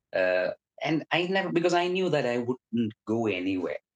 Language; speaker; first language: English; non-native, local second language; Malayalam